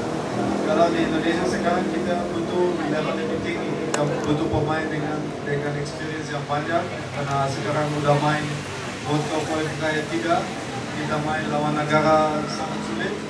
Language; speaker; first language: Indonesian; non-native, fluent; Dutch